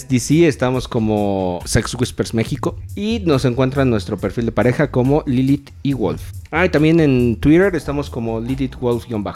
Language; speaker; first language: Spanish; native; Spanish